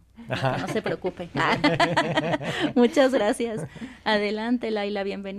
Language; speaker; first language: Spanish; native; Spanish